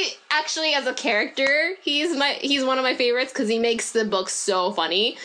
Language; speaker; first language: English; early bilingual, other home language; Japanese